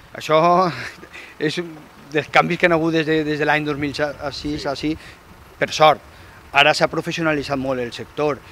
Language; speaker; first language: Catalan; native; Catalan